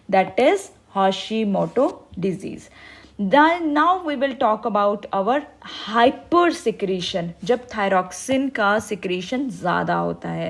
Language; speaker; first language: English; non-native, local second language; Hindi